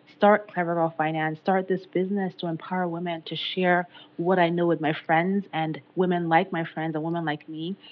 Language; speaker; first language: English; non-native, local second language; Yoruba